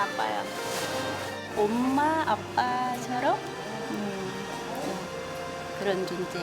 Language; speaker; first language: Korean; non-native, learner; Vietnamese